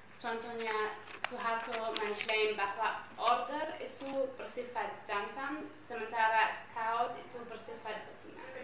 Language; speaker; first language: Indonesian; non-native, fluent; German